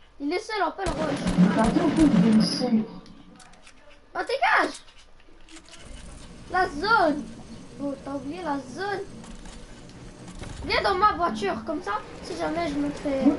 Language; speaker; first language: French; native; French